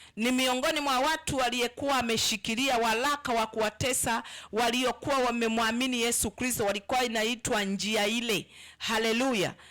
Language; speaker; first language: Swahili; native; Swahili